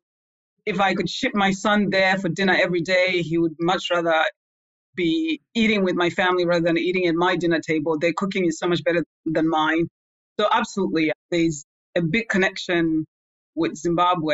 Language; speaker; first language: English; non-native, local second language; Shona